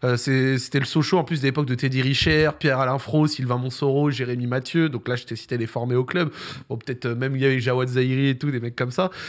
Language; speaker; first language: French; native; French